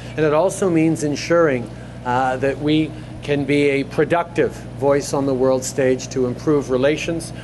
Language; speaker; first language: English; native; English